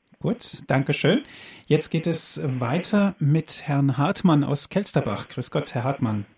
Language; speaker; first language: German; native; German